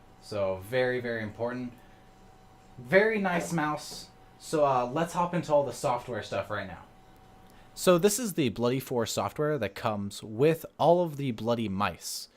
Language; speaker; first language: English; native; English